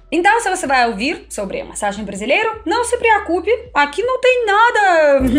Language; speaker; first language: Portuguese; non-native, fluent; Russian